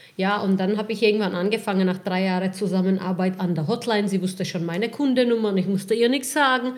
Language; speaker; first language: German; non-native, fluent; Czech